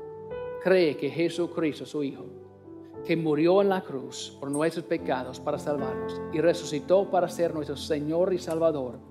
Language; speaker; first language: Spanish; non-native, learner; English